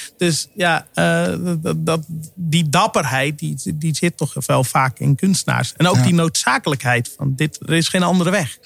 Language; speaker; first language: Dutch; native; Dutch